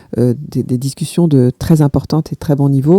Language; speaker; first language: French; native; French